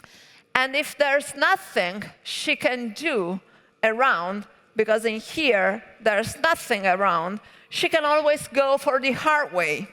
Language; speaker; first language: English; non-native, fluent; Italian